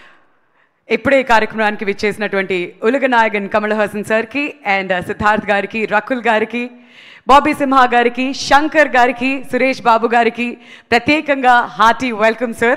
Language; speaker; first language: Telugu; native; Telugu